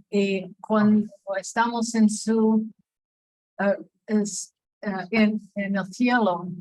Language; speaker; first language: Spanish; non-native, fluent; English